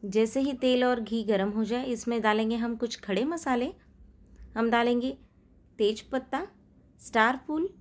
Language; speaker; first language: Hindi; non-native, local second language; Marathi